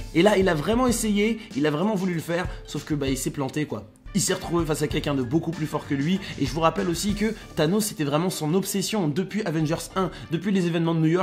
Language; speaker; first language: French; native; French